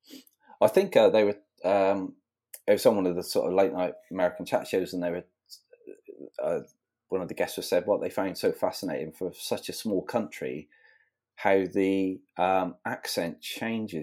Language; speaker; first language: English; native; English